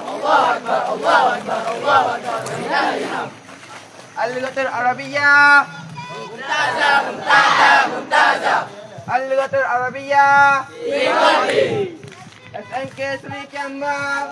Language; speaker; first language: Arabic; non-native, learner; Malay